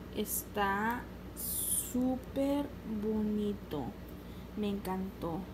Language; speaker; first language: Spanish; early bilingual, heritage; Spanish